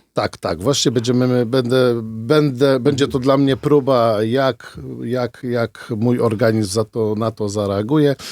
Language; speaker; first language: Polish; native; Polish